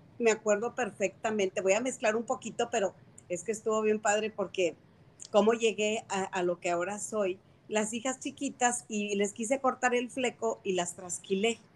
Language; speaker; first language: Spanish; native; Spanish